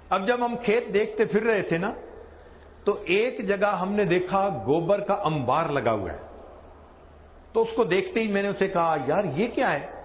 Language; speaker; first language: Urdu; non-native, local second language; Punjabi